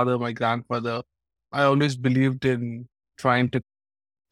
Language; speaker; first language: English; non-native, local second language; Telugu